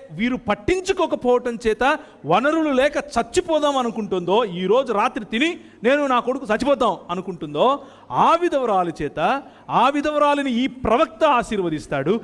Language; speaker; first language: Telugu; native; Telugu